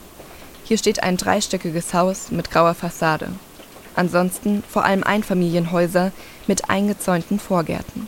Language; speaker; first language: German; native; German